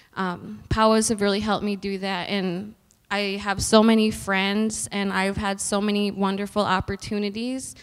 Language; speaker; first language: English; native; English